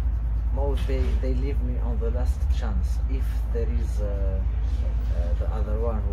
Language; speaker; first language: English; non-native, learner; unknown